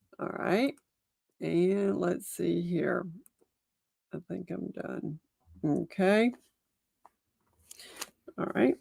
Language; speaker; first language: English; native; English